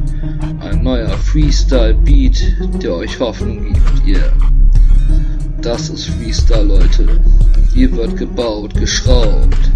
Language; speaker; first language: German; native; German